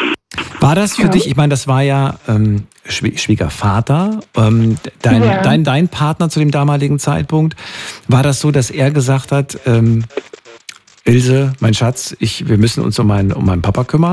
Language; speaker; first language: German; native; German